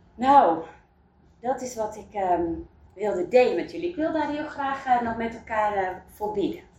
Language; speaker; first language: Dutch; native; Dutch